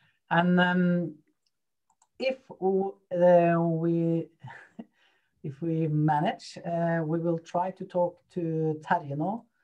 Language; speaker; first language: English; non-native, fluent; Norwegian